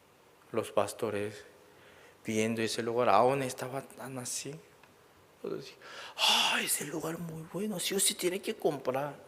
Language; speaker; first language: Spanish; non-native, learner; Korean